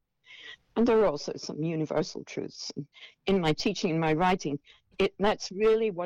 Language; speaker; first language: English; native; English